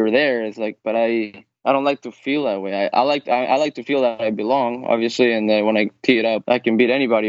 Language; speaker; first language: English; non-native, fluent; Spanish